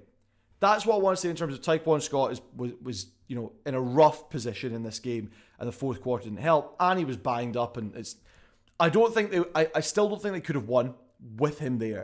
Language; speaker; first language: English; native; English